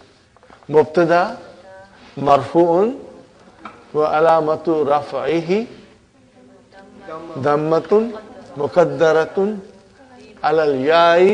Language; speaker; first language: Arabic; non-native, fluent; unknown